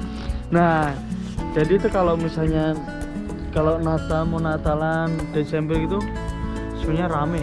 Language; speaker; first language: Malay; non-native, local second language; Javanese